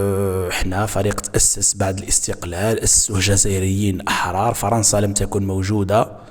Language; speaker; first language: Arabic; native; Arabic